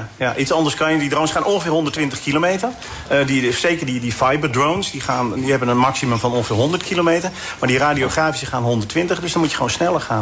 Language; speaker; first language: Dutch; native; Dutch